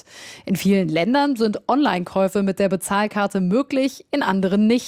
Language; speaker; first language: German; native; German